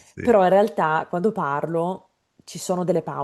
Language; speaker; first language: Italian; non-native, fluent; English